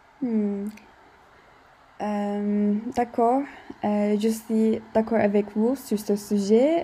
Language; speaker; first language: French; non-native, learner; Turkish